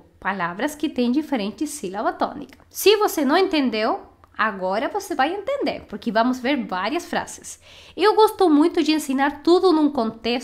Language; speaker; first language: Portuguese; non-native, fluent; Spanish